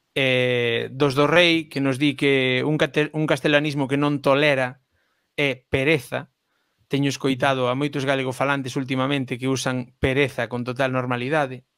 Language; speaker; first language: Galician; non-native, local second language; Spanish